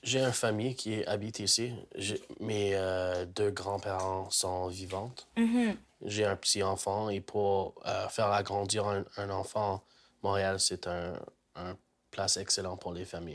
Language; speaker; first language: French; non-native, local second language; English